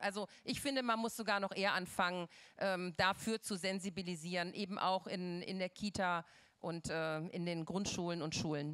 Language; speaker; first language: German; native; German